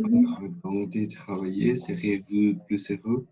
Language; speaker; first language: French; non-native, learner; Spanish